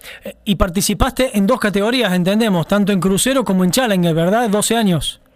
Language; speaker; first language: Spanish; native; Spanish